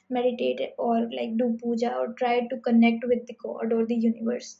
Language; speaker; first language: English; non-native, local second language; Hindi